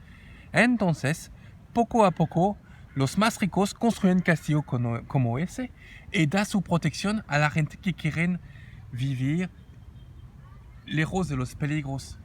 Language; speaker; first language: Spanish; non-native, learner; French